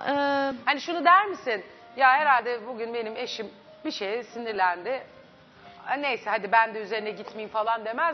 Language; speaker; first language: Turkish; native; Turkish